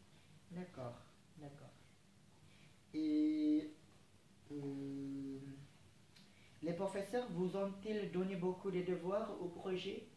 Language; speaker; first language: French; non-native, fluent; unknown